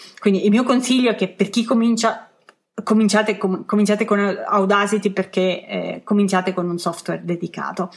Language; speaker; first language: Italian; native; Italian